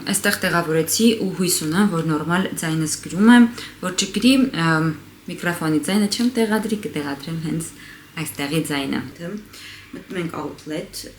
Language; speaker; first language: Armenian; native; Armenian